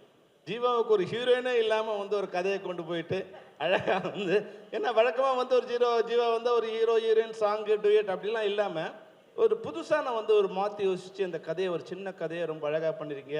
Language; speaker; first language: Tamil; native; Tamil